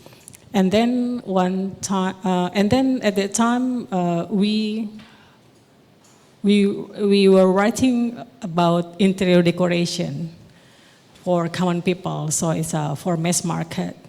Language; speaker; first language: English; non-native, local second language; Indonesian